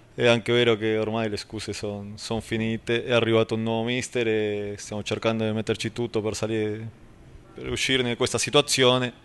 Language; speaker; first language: Italian; non-native, fluent; Spanish